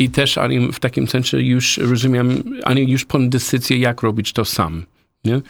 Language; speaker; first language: Polish; non-native, learner; English